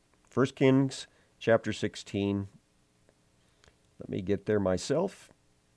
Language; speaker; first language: English; native; English